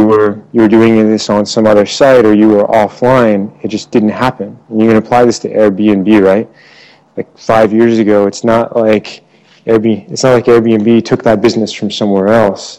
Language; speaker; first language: English; native; English